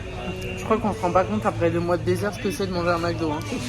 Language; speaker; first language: French; native; French